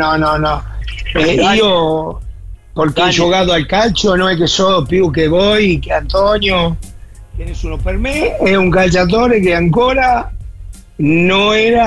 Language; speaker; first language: Italian; non-native, fluent; Spanish